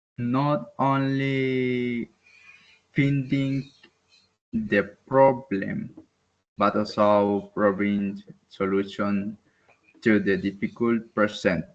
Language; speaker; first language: English; non-native, learner; Spanish